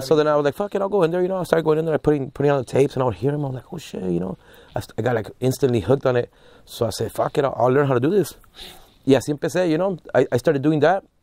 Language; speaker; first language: English; early bilingual, other home language; Spanish